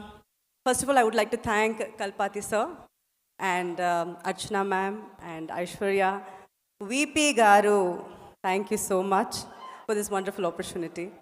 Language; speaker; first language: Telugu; non-native, learner; Tamil